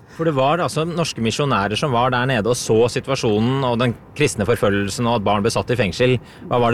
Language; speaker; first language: Norwegian; native; Norwegian